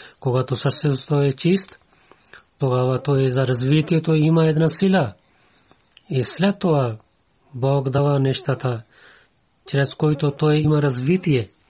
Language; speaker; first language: Bulgarian; non-native, learner; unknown